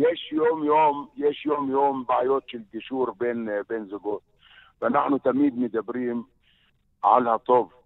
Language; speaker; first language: Hebrew; non-native, local second language; Arabic